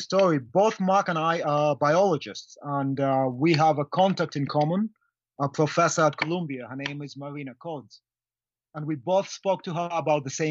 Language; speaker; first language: English; non-native, local second language; Luyia